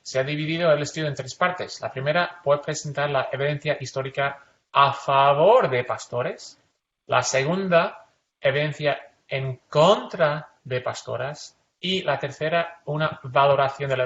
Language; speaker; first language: Spanish; non-native, fluent; English